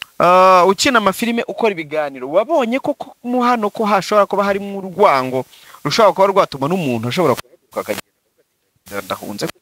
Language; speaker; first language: Kinyarwanda; native; Kinyarwanda